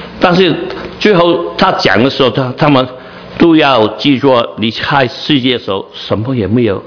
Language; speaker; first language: Chinese; non-native, learner; Cantonese